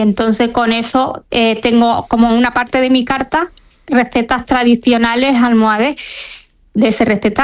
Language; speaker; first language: Spanish; non-native, fluent; Arabic